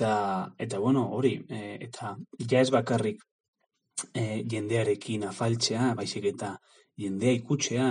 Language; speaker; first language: Basque; non-native, learner; Spanish